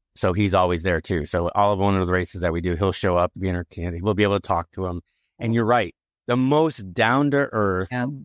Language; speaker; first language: English; native; English